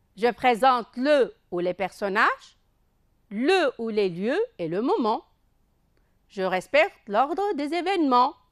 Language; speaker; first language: French; non-native, local second language; Arabic